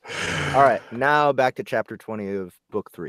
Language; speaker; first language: English; native; English